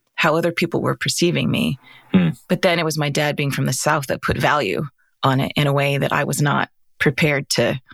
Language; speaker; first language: English; native; English